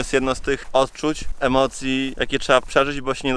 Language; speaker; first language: Polish; native; Polish